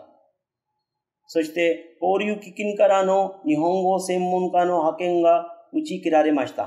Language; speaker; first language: Japanese; non-native, fluent; Urdu